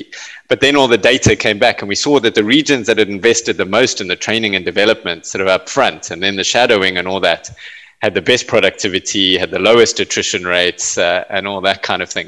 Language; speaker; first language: English; native; English